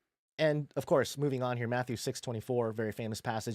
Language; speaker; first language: English; native; English